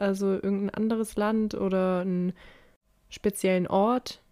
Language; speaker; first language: German; native; German